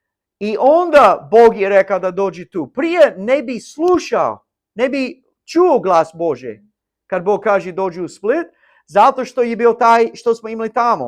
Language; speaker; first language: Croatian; non-native, learner; English